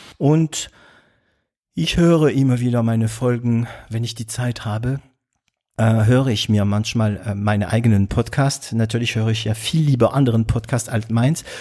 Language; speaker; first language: German; non-native, fluent; French